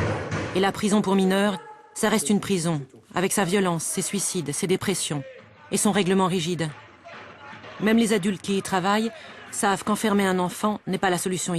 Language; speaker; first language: French; native; French